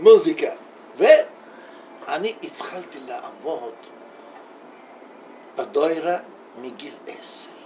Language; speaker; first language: Hebrew; non-native, learner; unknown